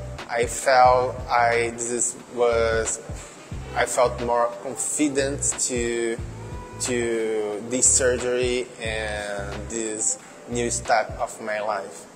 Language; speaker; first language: English; non-native, learner; Portuguese